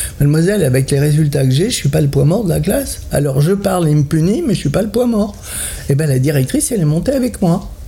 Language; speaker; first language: French; early bilingual, other home language; Italian